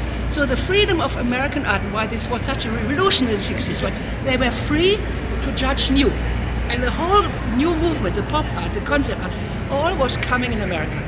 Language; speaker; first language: English; non-native, fluent; German